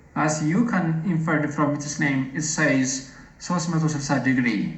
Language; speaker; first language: English; non-native, local second language; Amharic